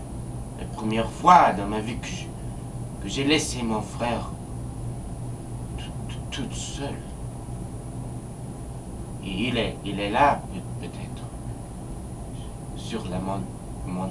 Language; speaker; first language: French; non-native, learner; English